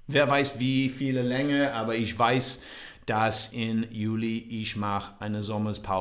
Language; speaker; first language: German; non-native, learner; English